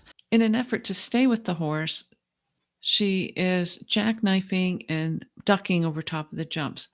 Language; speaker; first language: English; native; English